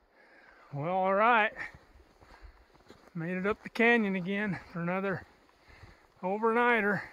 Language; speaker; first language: English; native; English